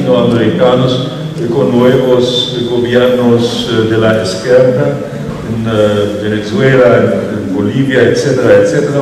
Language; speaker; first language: Portuguese; non-native, fluent; German